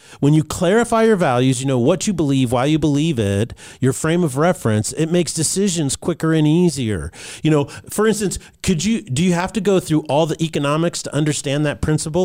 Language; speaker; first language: English; native; English